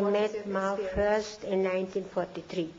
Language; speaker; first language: English; non-native, fluent; German